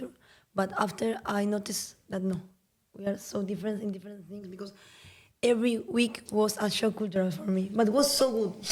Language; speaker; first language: English; non-native, learner; Spanish